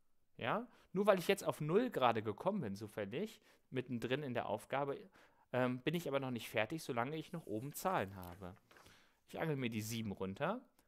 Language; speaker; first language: German; native; German